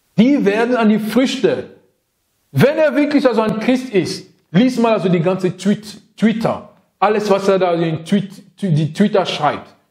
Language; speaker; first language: German; non-native, fluent; French